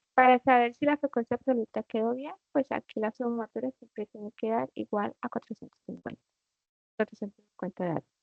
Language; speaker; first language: Spanish; native; Spanish